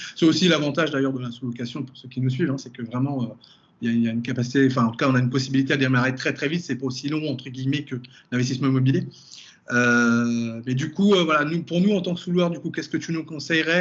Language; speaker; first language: French; native; French